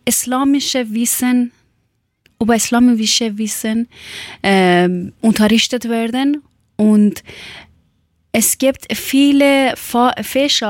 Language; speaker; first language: German; non-native, learner; Persian